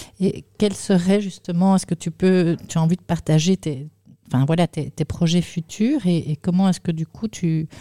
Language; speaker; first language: French; native; French